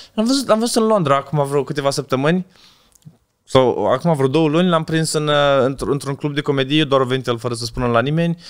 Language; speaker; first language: Romanian; native; Romanian